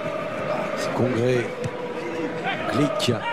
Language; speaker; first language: French; native; French